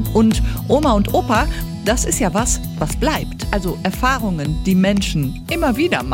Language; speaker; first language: German; native; German